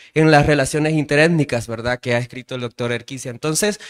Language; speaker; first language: Spanish; native; Spanish